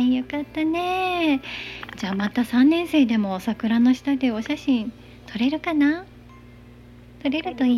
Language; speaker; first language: Japanese; native; Japanese